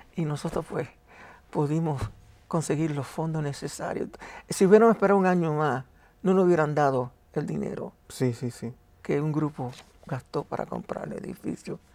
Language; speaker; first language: Spanish; native; Spanish